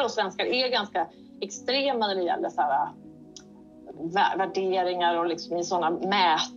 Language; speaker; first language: Swedish; native; Swedish